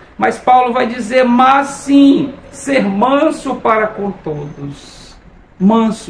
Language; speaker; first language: Portuguese; native; Portuguese